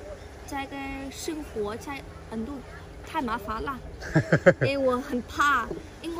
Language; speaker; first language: Chinese; non-native, learner; Vietnamese